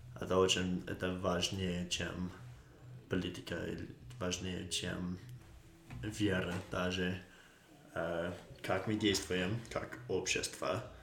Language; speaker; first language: Russian; non-native, learner; English